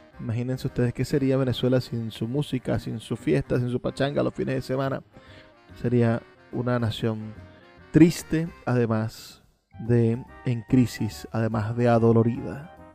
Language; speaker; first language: Spanish; native; Spanish